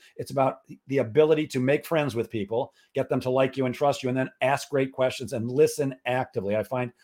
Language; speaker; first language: English; native; English